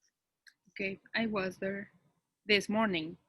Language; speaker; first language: English; non-native, learner; Spanish